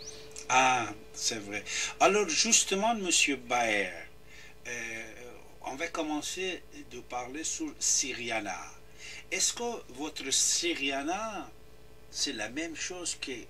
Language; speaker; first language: French; non-native, fluent; Persian